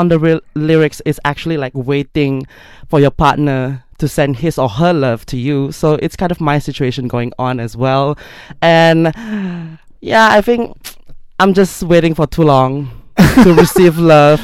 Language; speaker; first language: English; non-native, local second language; Malay